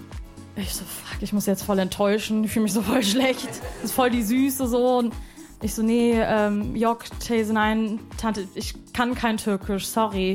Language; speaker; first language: German; early bilingual, other home language; Arabic